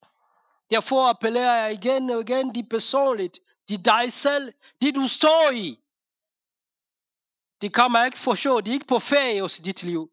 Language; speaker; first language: Danish; non-native, fluent; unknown